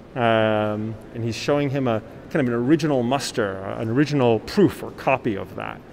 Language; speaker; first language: English; native; English